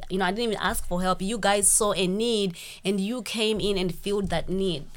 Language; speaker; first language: English; non-native, local second language; Shona